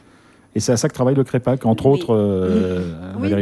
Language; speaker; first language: French; native; French